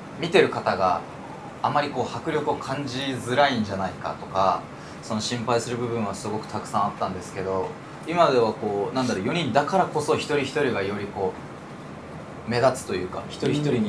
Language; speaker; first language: Japanese; native; Japanese